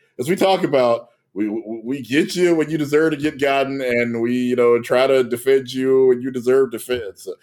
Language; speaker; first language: English; native; English